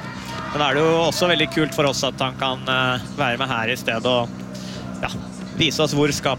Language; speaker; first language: Norwegian; native; Norwegian